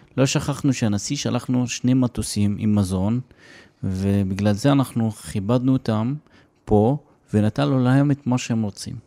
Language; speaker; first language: Hebrew; non-native, local second language; Arabic